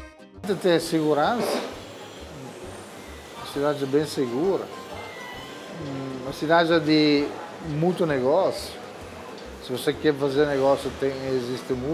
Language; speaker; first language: Portuguese; non-native, fluent; Italian